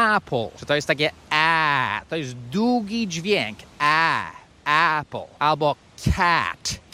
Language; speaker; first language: Polish; non-native, fluent; English